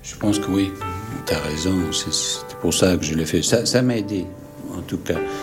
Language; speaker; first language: French; non-native, fluent; English